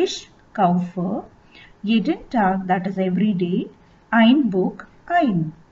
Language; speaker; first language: German; non-native, fluent; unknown